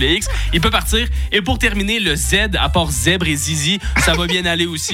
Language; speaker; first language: French; native; French